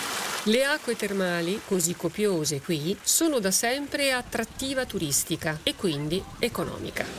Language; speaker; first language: Italian; native; Italian